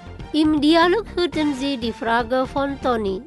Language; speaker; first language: German; non-native, fluent; Indonesian